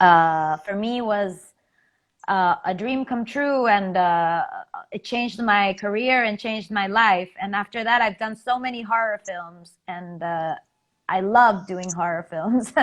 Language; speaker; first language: English; non-native, fluent; Spanish